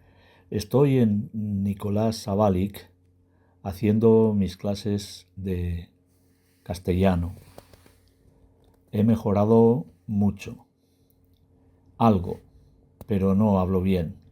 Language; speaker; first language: Spanish; non-native, learner; Berber languages